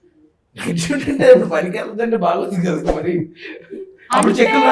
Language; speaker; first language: Telugu; native; Telugu